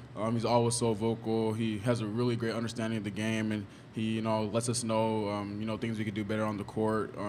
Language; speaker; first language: English; native; English